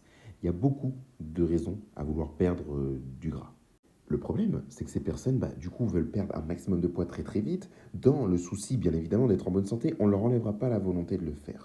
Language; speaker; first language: French; native; French